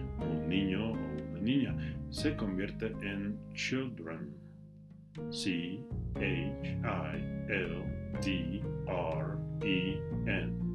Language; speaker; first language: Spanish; non-native, fluent; English